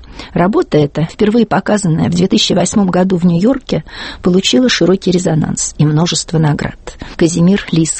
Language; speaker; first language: Russian; native; Russian